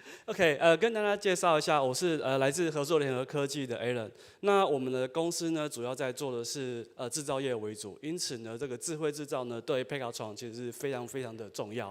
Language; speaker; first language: Chinese; native; Chinese